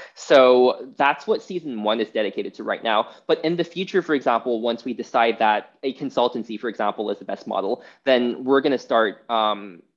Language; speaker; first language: English; non-native, fluent; Chinese